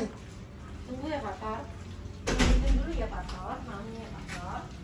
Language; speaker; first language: Indonesian; native; Indonesian